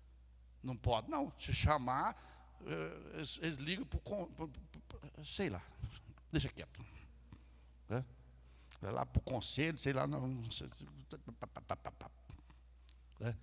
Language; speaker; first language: Portuguese; native; Portuguese